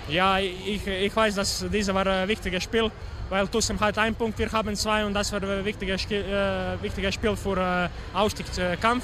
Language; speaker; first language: German; non-native, learner; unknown